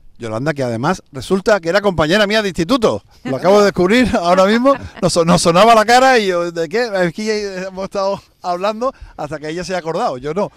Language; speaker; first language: Spanish; native; Spanish